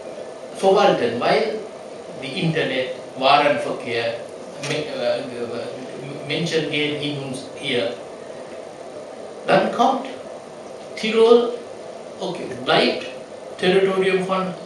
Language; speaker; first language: German; non-native, learner; Sinhala